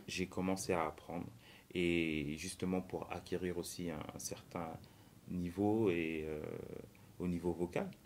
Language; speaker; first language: French; early bilingual, other home language; Lingala